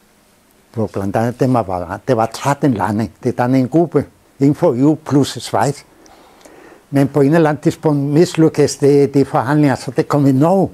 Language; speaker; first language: Danish; non-native, fluent; Spanish